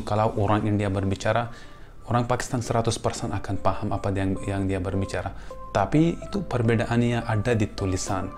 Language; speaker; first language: Indonesian; non-native, fluent; Urdu